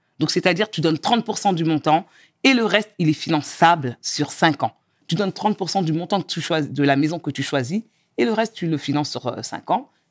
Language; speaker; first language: French; early bilingual, other home language; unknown